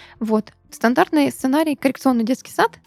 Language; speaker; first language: Russian; native; Russian